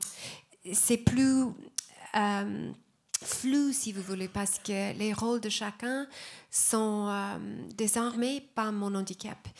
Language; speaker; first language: French; non-native, fluent; English